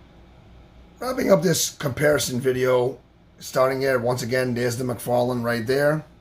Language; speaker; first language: English; native; English